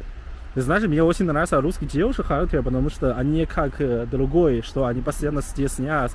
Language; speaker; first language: Russian; non-native, learner; Chinese